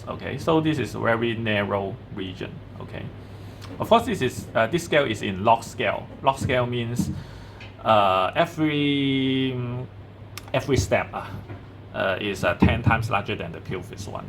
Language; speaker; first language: English; non-native, fluent; Chinese